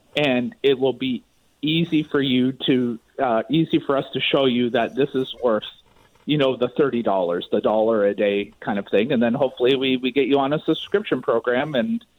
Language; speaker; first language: English; native; English